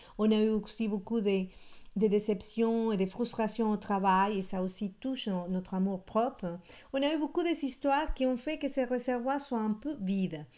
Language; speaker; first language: French; non-native, fluent; Spanish